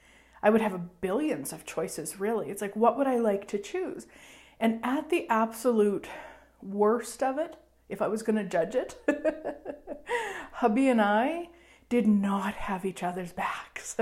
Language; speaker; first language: English; native; English